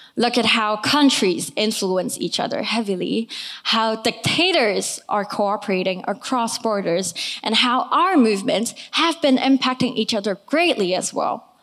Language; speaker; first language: English; non-native, local second language; Cantonese